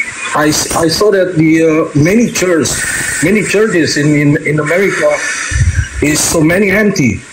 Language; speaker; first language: English; non-native, learner; Indonesian